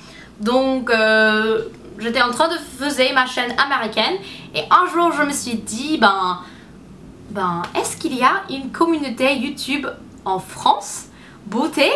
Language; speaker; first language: French; non-native, fluent; English